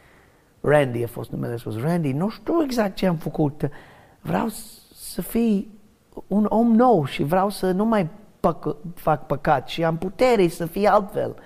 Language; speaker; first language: Romanian; non-native, learner; English